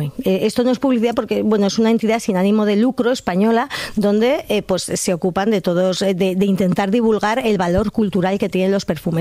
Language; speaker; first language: Spanish; native; Spanish